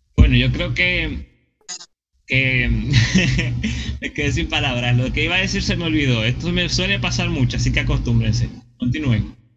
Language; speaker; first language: Spanish; native; Spanish